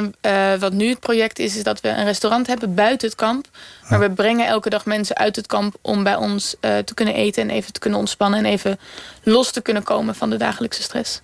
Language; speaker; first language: Dutch; native; Dutch